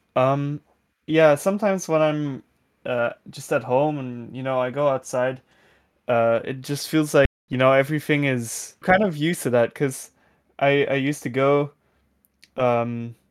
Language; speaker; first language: English; non-native, fluent; Dutch